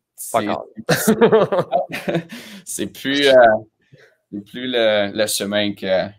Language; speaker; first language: French; early bilingual, other home language; Romanian